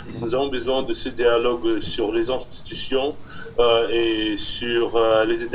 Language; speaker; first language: French; non-native, fluent; Russian